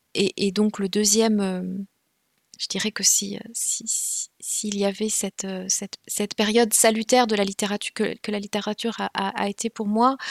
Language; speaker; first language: French; non-native, local second language; Kinyarwanda